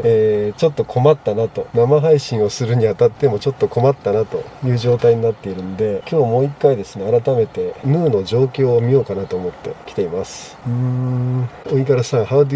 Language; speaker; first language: Japanese; native; Japanese